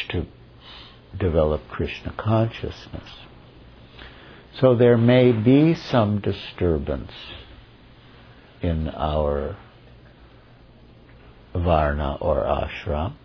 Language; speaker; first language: English; native; English